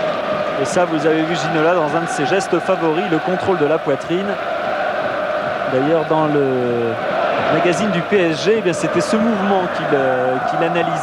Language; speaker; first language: French; native; French